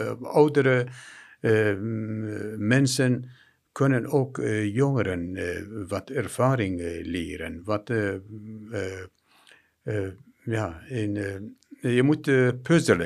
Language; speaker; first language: Dutch; non-native, fluent; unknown